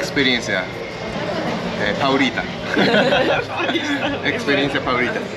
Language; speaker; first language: Spanish; non-native, fluent; Japanese